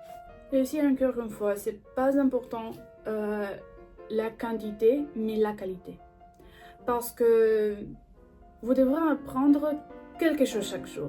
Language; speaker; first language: French; non-native, learner; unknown